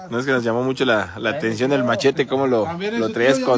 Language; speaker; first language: Spanish; native; Spanish